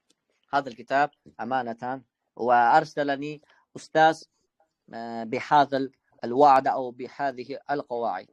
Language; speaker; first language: Arabic; non-native, fluent; Uzbek